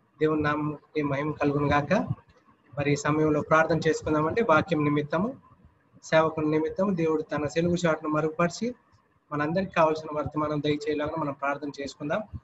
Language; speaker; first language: Telugu; native; Telugu